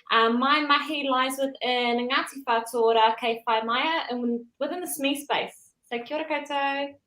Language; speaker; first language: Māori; non-native, local second language; English